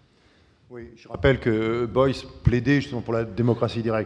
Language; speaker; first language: French; native; French